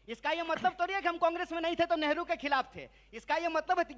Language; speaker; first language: Hindi; native; Hindi